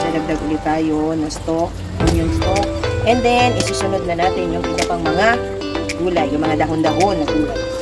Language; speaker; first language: Filipino; non-native, local second language; Cebuano